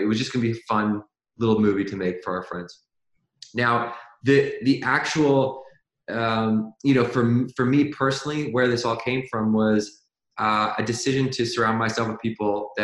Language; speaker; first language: English; native; English